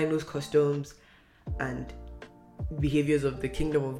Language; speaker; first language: English; non-native, local second language; Hausa